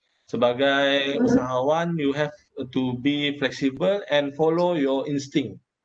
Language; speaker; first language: English; non-native, local second language; Malay